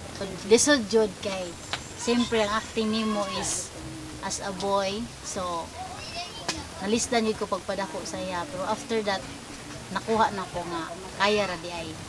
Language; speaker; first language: Cebuano; non-native, local second language; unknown